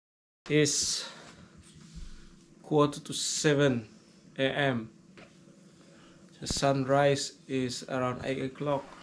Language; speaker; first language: English; non-native, learner; Indonesian